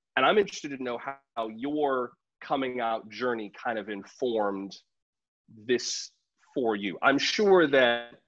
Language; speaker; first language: English; native; English